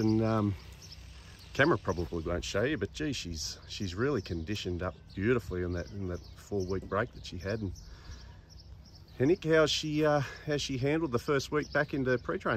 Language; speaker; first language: English; native; English